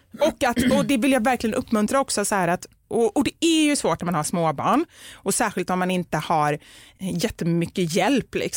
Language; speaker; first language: Swedish; native; Swedish